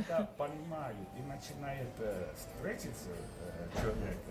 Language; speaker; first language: Russian; non-native, learner; Italian